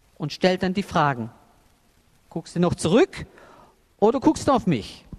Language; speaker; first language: German; native; German